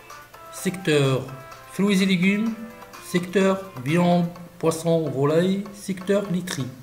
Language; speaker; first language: French; non-native, local second language; Arabic